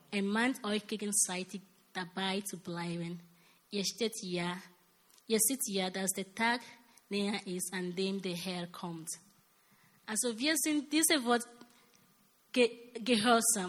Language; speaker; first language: German; non-native, learner; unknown